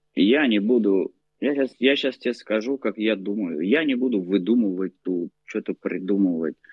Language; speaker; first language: Russian; native; Russian